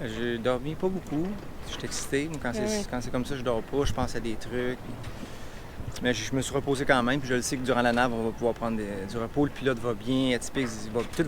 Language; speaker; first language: French; native; French